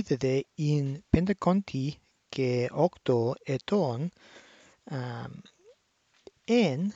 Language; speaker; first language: Greek; non-native, learner; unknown